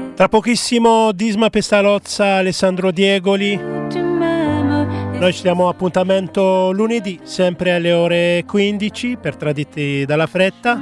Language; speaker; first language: Italian; native; Italian